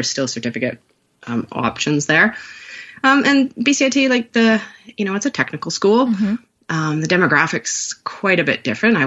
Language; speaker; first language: English; native; English